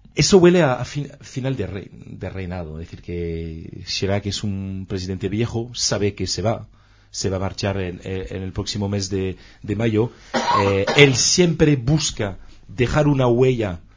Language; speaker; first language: Spanish; non-native, fluent; French